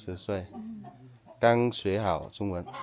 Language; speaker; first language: Chinese; non-native, learner; Vietnamese